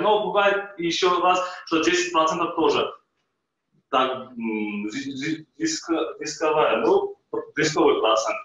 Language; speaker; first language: Russian; non-native, fluent; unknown